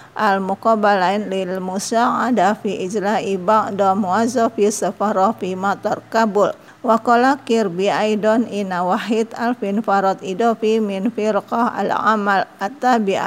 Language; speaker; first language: Arabic; non-native, fluent; Indonesian